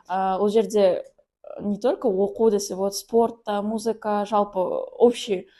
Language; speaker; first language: Russian; non-native, local second language; Kazakh